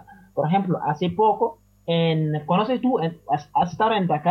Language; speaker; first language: Spanish; non-native, fluent; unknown